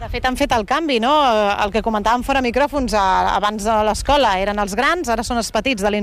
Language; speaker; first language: Catalan; native; Catalan